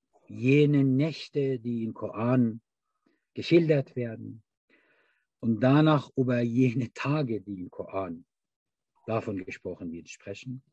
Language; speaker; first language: German; non-native, fluent; Persian